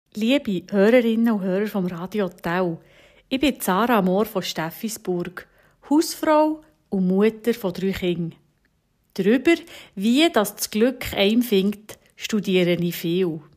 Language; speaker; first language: German; native; German